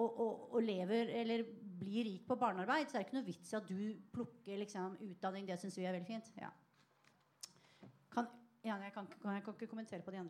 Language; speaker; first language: Norwegian; native; Norwegian